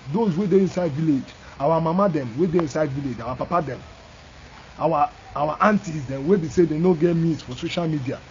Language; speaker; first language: Nigerian Pidgin; non-native, local second language; Igbo